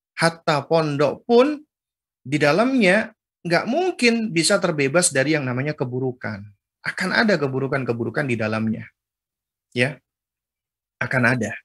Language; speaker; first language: Indonesian; native; Indonesian